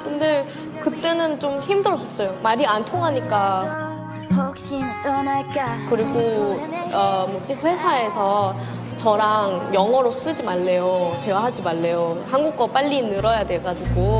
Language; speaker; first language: Korean; non-native, fluent; Thai